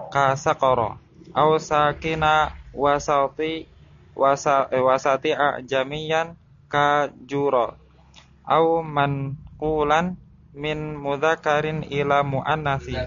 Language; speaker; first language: Arabic; non-native, learner; Indonesian